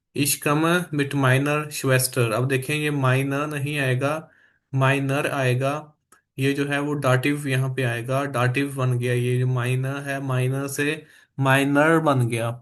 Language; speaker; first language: Urdu; native; Urdu